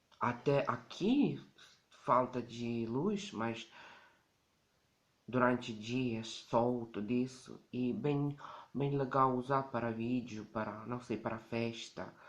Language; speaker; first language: Portuguese; non-native, learner; Ukrainian